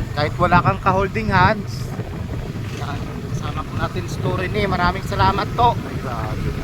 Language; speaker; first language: Filipino; non-native, local second language; Hiligaynon